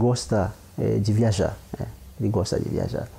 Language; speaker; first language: Portuguese; non-native, fluent; Haitian Creole